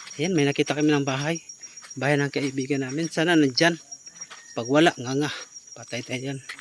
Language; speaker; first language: Filipino; non-native, local second language; Cebuano